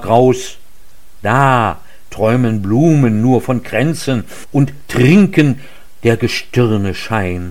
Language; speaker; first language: German; native; German